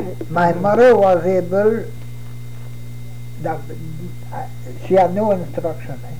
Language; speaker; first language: English; non-native, fluent; French